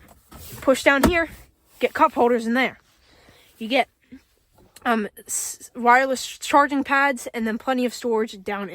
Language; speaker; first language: English; native; English